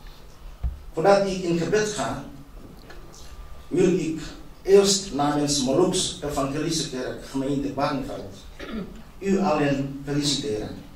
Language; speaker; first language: Dutch; non-native, fluent; Indonesian